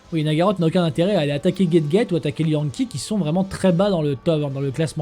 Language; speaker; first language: French; native; French